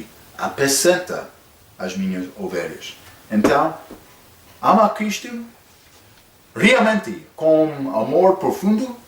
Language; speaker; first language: Portuguese; non-native, fluent; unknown